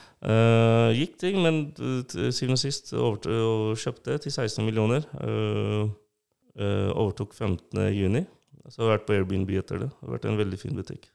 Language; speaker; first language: Norwegian; non-native, local second language; Urdu